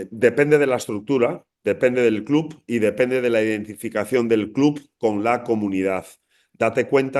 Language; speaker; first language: Spanish; native; Spanish